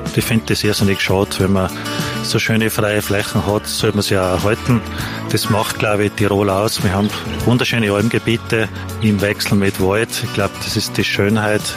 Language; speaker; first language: German; native; German